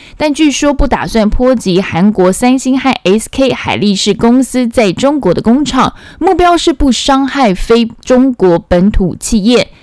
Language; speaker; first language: Chinese; non-native, fluent; Korean